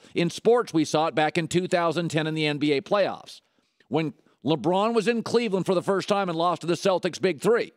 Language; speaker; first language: English; native; English